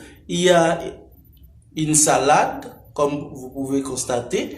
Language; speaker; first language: French; non-native, local second language; Haitian Creole